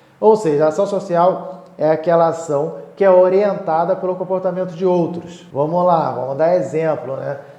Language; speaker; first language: Portuguese; native; Portuguese